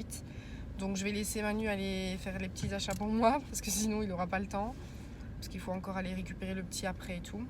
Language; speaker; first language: French; native; French